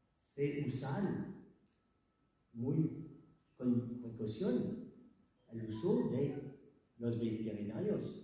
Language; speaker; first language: Spanish; non-native, learner; French